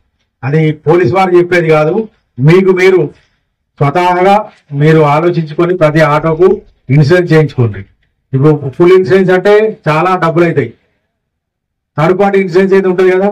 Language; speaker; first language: Telugu; native; Telugu